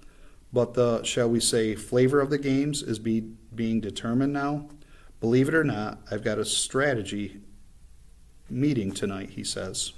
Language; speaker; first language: English; native; English